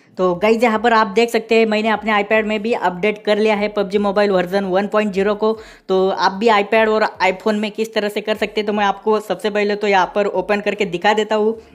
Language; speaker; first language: Hindi; non-native, local second language; Marathi